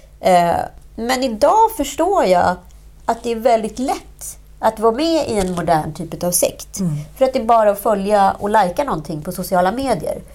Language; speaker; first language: Swedish; native; Swedish